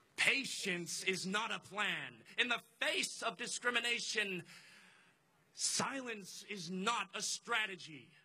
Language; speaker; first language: English; native; English